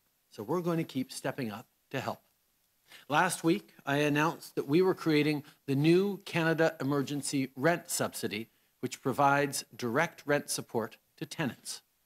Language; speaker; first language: English; native; English